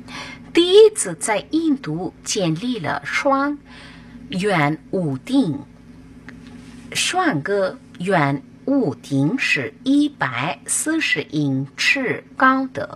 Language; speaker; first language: Chinese; non-native, fluent; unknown